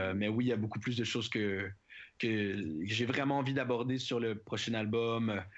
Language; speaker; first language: French; native; French